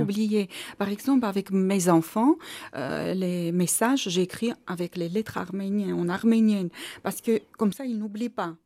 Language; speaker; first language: French; non-native, fluent; Armenian